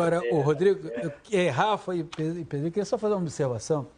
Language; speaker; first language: Portuguese; native; Portuguese